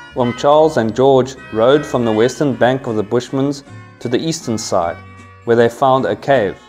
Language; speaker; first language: English; native; English